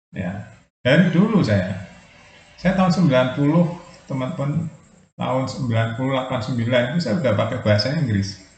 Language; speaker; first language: Indonesian; non-native, local second language; Javanese